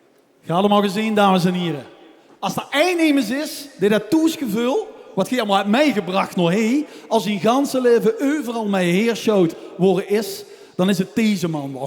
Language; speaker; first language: Dutch; native; Dutch